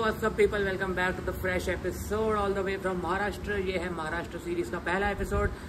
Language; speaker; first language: Hindi; native; Hindi